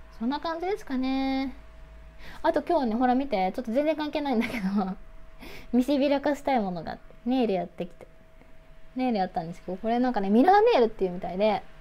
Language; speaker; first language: Japanese; native; Japanese